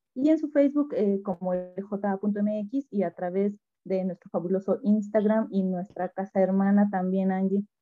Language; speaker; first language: Spanish; native; Spanish